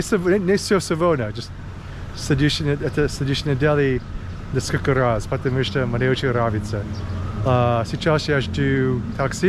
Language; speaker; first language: Russian; non-native, learner; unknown